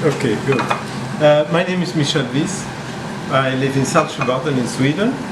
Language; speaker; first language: English; non-native, fluent; Swedish